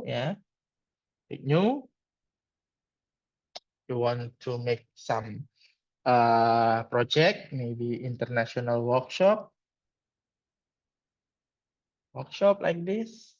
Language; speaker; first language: English; non-native, learner; Indonesian